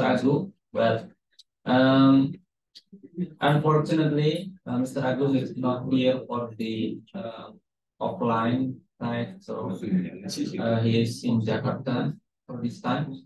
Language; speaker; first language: English; non-native, fluent; Indonesian